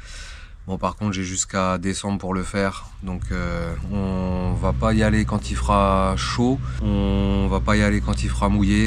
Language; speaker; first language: French; native; French